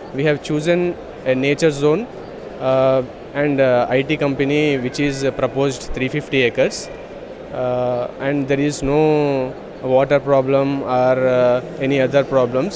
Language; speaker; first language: English; non-native, local second language; Telugu